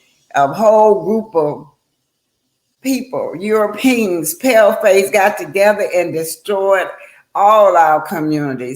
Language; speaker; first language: English; native; English